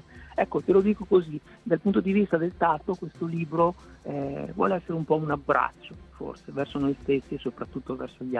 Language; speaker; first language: Italian; native; Italian